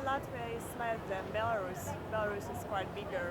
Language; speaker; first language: English; non-native, fluent; Russian